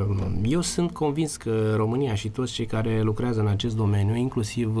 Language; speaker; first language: Romanian; native; Romanian